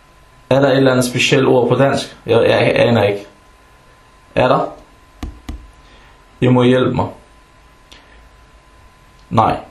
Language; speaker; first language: Danish; non-native, fluent; Arabic